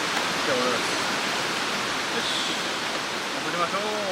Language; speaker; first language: Japanese; native; Japanese